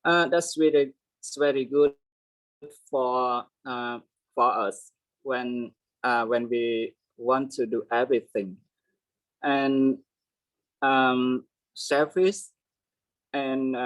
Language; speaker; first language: English; non-native, learner; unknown